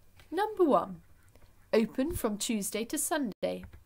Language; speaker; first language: English; native; English